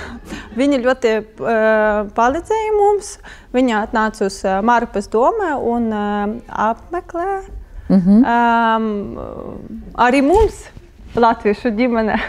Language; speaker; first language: Latvian; non-native, learner; Ukrainian